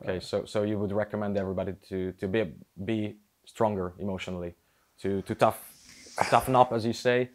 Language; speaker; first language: English; non-native, fluent; Hungarian